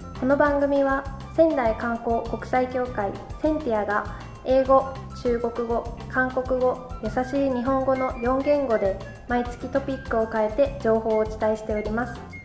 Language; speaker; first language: Japanese; native; Japanese